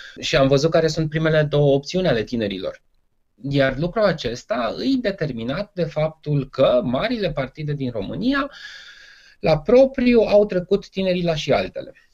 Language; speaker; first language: Romanian; native; Romanian